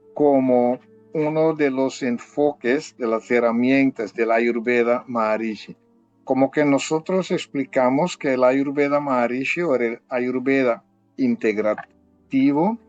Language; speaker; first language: Spanish; non-native, fluent; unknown